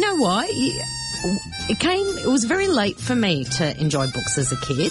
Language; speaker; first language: English; early bilingual, other home language; Greek